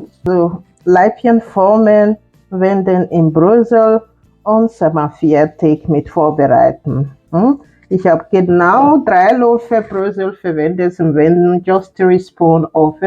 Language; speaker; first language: German; non-native, fluent; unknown